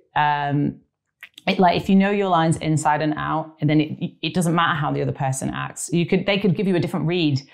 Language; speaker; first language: English; native; English